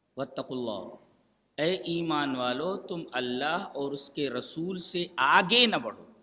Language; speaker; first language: Urdu; native; Urdu